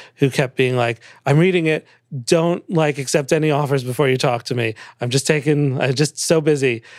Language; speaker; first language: English; native; English